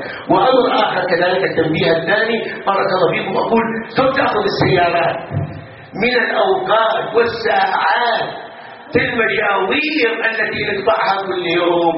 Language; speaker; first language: Arabic; native; Arabic